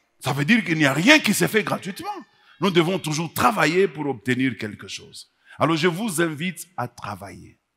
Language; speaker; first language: French; non-native, local second language; Swahili